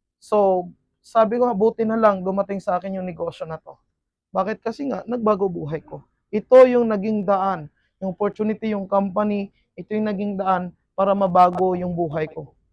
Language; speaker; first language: Filipino; non-native, local second language; Iloko